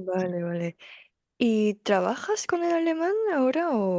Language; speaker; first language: Spanish; non-native, fluent; Korean